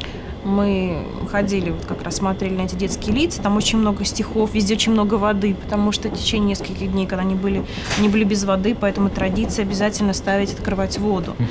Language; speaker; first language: Russian; native; Russian